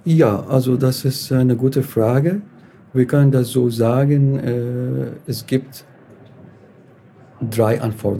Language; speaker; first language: German; non-native, learner; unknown